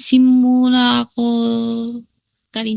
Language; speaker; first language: Filipino; non-native, learner; Chinese